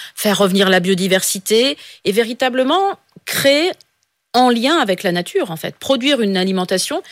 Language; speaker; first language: French; native; French